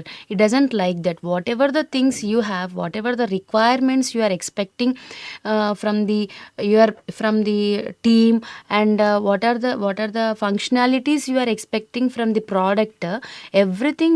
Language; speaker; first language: English; non-native, local second language; Telugu